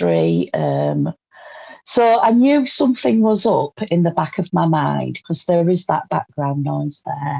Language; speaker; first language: English; native; English